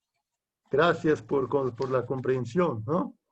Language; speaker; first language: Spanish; non-native, learner; Portuguese